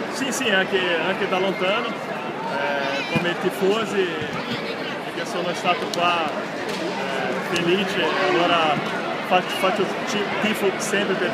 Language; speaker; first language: Italian; non-native, learner; Portuguese